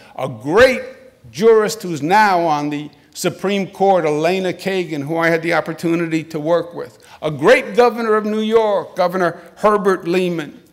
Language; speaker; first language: English; native; English